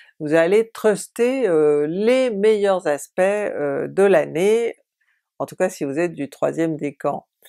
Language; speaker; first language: French; native; French